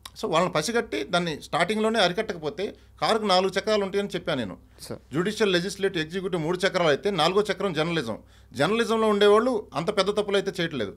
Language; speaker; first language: Telugu; native; Telugu